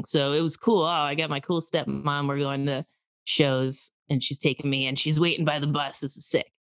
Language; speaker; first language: English; native; English